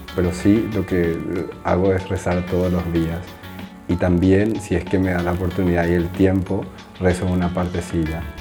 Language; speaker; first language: Spanish; native; Spanish